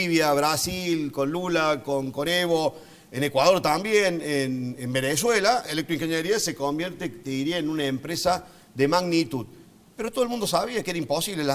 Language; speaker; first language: Spanish; native; Spanish